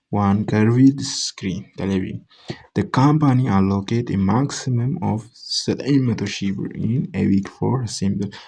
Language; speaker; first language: English; non-native, local second language; Amharic